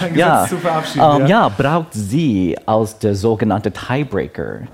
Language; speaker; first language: German; non-native, learner; Wu Chinese